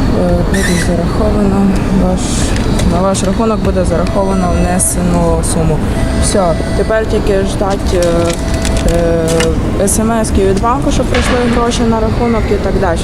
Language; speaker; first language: Ukrainian; native; Ukrainian